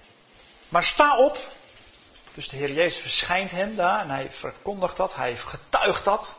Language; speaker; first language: Dutch; native; Dutch